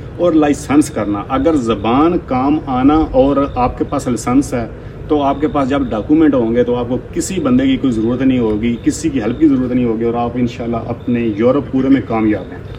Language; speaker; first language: Urdu; non-native, local second language; Punjabi